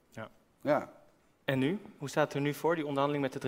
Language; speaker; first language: Dutch; native; Dutch